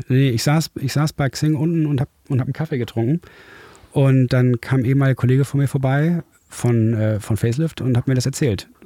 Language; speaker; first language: German; native; German